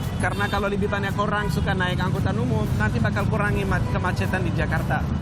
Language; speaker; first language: Indonesian; non-native, fluent; French